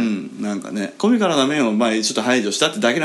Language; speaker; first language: Japanese; native; Japanese